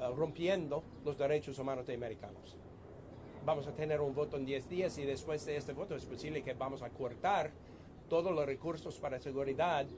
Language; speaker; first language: Spanish; non-native, fluent; English